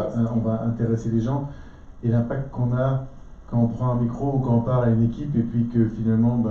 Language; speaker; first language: French; native; French